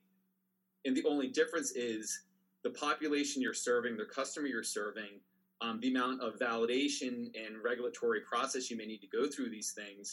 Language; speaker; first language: English; native; English